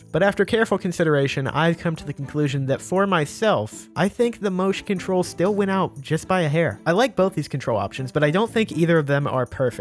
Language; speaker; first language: English; native; English